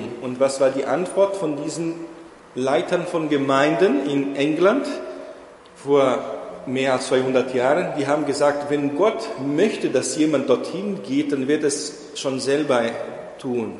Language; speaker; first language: German; non-native, fluent; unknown